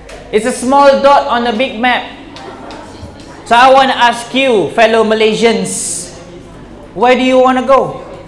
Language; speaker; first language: English; non-native, local second language; Malay